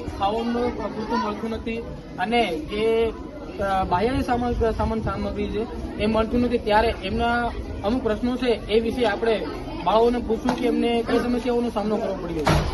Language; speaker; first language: Gujarati; native; Gujarati